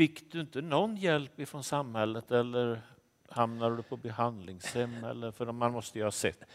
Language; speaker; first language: Swedish; native; Swedish